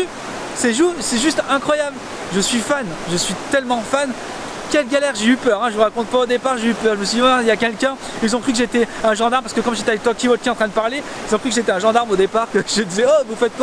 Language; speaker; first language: French; native; French